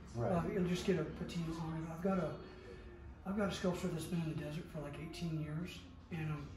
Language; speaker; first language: English; native; English